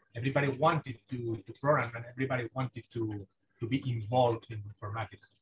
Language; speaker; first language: English; non-native, fluent; Spanish